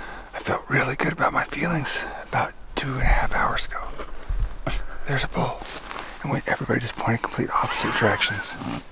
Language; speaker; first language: English; native; English